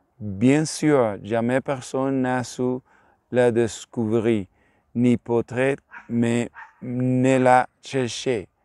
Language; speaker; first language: French; non-native, learner; Spanish